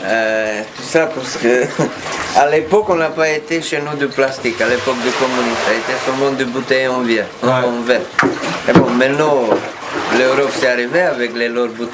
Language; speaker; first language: French; non-native, learner; Romanian